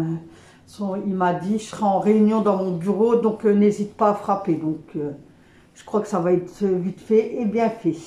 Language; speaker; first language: French; native; French